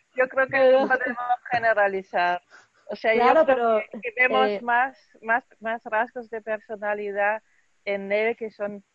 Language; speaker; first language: Spanish; non-native, fluent; German